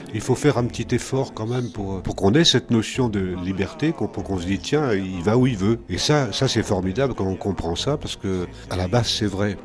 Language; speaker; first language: French; non-native, local second language; Swiss German